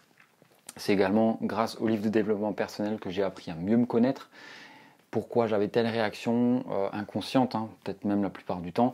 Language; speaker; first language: French; native; French